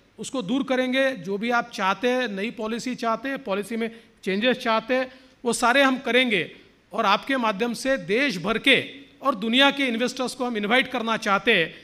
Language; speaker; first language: Hindi; non-native, local second language; Marathi